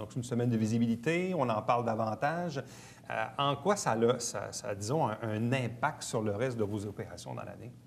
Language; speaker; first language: French; native; French